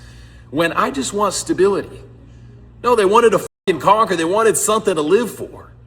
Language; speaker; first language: English; native; English